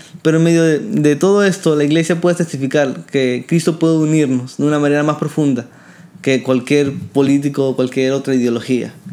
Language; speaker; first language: Spanish; native; Spanish